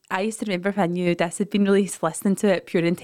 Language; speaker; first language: English; native; English